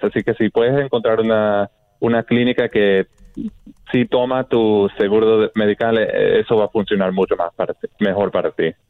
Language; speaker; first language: Spanish; non-native, fluent; English